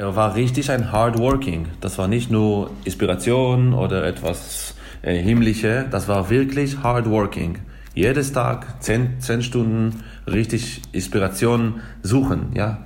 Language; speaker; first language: German; non-native, fluent; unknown